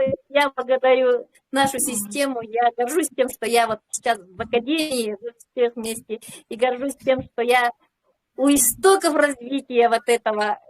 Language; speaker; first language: Russian; native; Russian